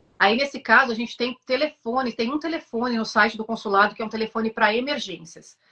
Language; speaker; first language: Portuguese; native; Portuguese